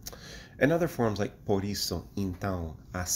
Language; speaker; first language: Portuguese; non-native, fluent; English